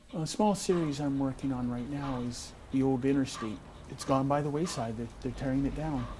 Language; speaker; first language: English; native; English